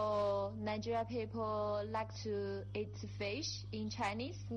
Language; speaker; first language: English; non-native, fluent; Chinese